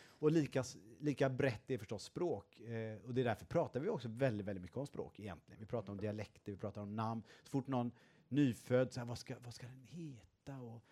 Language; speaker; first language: Swedish; native; Swedish